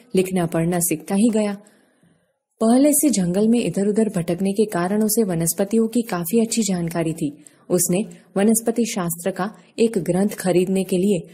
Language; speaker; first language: Hindi; non-native, local second language; Gujarati